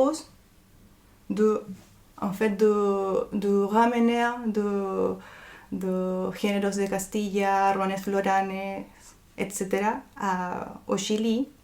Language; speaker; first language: French; non-native, fluent; Spanish